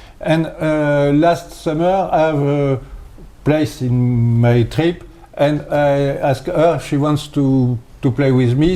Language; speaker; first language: English; non-native, learner; French